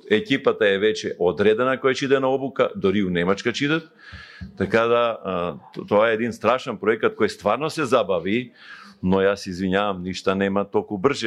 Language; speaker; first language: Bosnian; non-native, local second language; Bulgarian